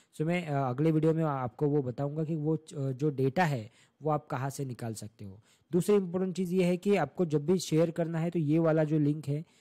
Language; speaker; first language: Hindi; non-native, local second language; Marathi